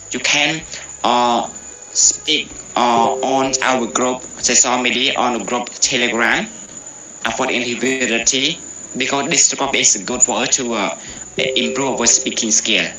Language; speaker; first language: English; non-native, learner; Khmer